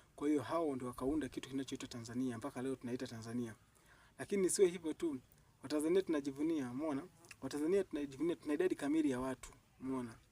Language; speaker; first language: Swahili; native; Swahili